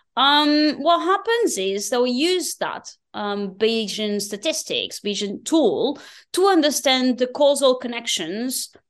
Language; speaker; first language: English; non-native, fluent; Portuguese